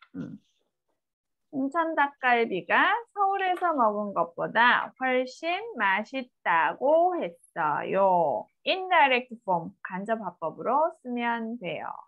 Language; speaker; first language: Korean; native; Korean